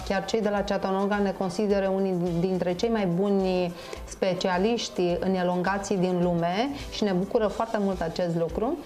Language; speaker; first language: Romanian; native; Romanian